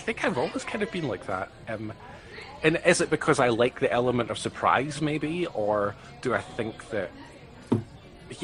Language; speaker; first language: English; native; English